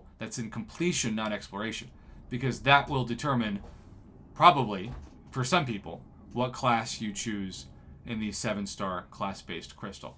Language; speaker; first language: English; native; English